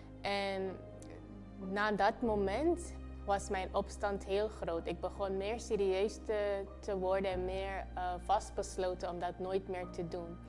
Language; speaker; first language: Dutch; non-native, local second language; Papiamento